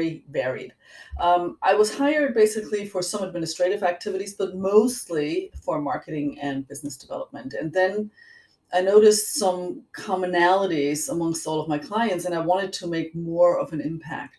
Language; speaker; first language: English; non-native, fluent; German